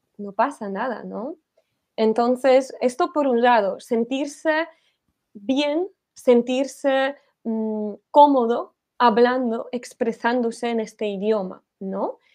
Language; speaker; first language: Spanish; non-native, fluent; Polish